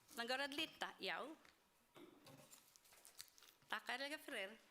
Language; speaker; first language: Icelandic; non-native, learner; Swedish